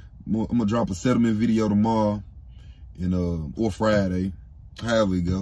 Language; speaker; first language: English; native; English